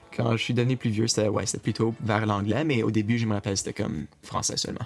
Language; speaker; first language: French; native; French